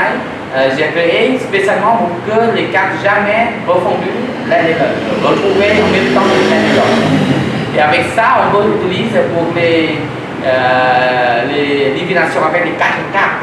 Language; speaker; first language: French; non-native, learner; Vietnamese